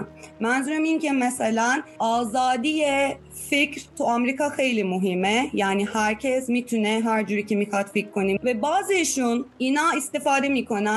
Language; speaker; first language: Persian; non-native, fluent; Turkish